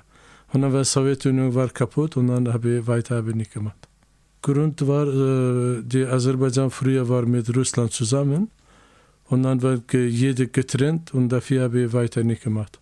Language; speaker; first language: German; non-native, learner; Azerbaijani